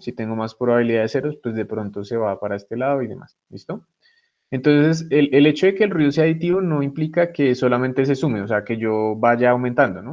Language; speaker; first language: Spanish; native; Spanish